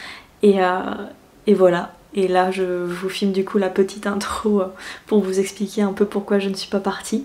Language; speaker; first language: French; native; French